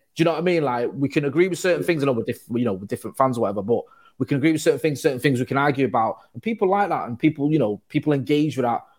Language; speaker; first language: English; native; English